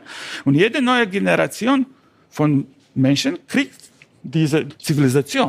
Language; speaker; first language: German; non-native, learner; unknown